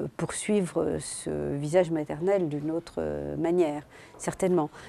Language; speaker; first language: French; native; French